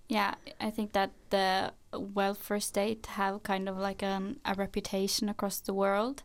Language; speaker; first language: English; non-native, fluent; Norwegian